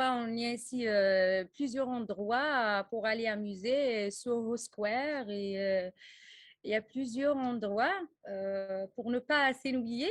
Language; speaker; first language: French; non-native, local second language; Arabic